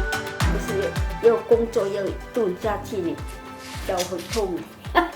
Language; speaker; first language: Chinese; non-native, local second language; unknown